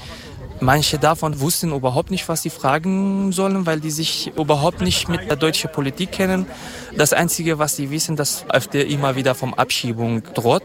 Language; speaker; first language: German; non-native, fluent; Kurdish